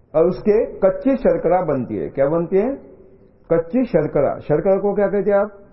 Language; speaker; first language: Hindi; non-native, local second language; Marathi